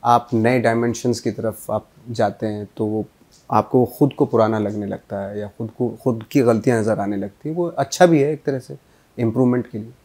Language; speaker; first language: Hindi; native; Hindi